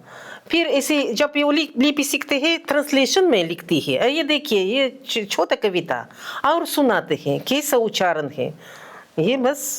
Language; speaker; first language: Hindi; non-native, fluent; Russian